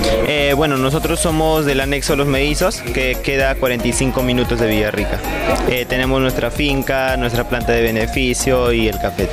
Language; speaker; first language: Spanish; native; Spanish